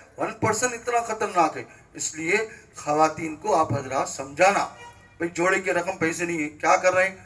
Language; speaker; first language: Urdu; native; Urdu